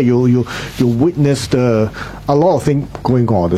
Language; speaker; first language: English; non-native, local second language; Cantonese